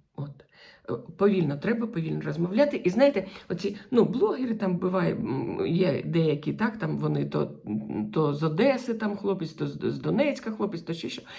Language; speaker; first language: Ukrainian; non-native, local second language; Russian